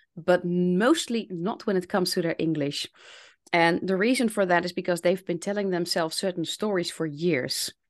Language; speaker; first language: English; non-native, fluent; Dutch